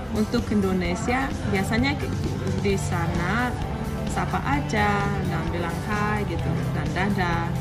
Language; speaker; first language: Indonesian; non-native, fluent; Russian